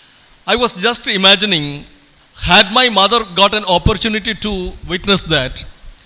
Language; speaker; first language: English; non-native, local second language; Tamil